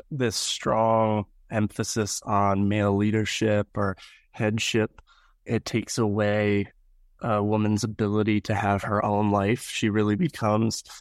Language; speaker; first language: English; native; English